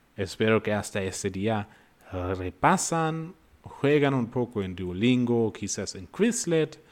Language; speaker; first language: Spanish; non-native, fluent; German